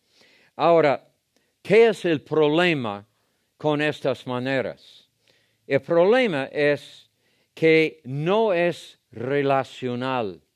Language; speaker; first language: Spanish; non-native, fluent; English